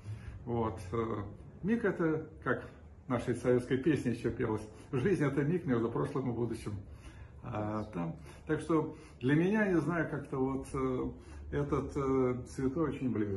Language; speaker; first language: Russian; native; Russian